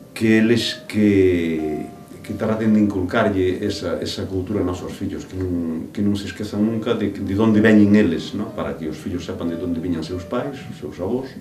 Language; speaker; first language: Galician; native; Galician